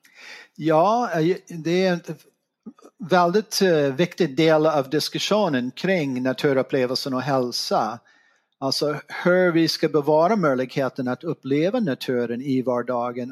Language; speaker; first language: Swedish; non-native, fluent; English